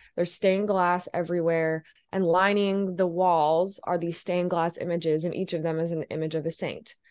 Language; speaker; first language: English; native; English